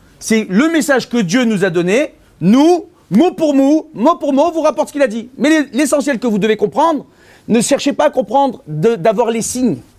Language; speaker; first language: French; native; French